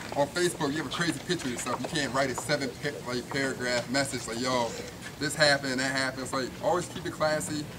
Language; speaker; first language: English; native; English